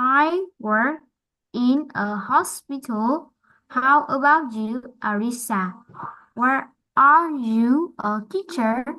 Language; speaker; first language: English; non-native, learner; Vietnamese